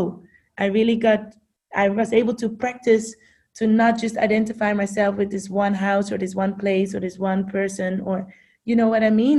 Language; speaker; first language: English; non-native, fluent; Dutch